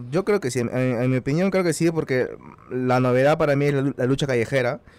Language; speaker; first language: Spanish; native; Spanish